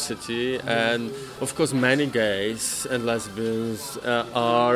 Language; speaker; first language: English; non-native, fluent; Polish